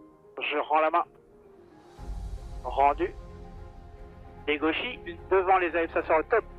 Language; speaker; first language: French; native; French